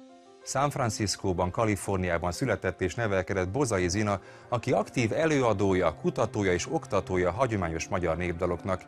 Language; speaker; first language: Hungarian; native; Hungarian